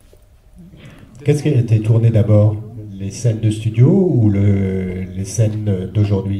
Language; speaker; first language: French; native; French